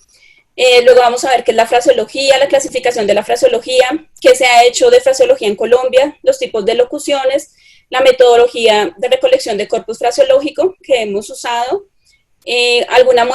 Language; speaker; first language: Spanish; native; Spanish